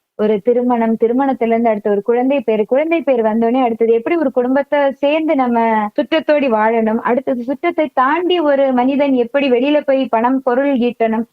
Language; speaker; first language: Tamil; non-native, local second language; Malayalam